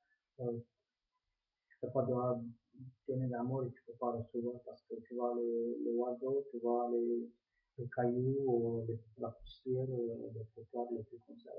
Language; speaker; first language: French; non-native, fluent; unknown